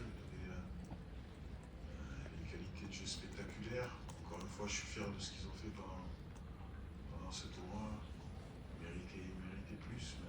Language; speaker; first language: French; native; French